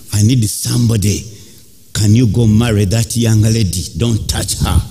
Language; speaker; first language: English; non-native, local second language; Ganda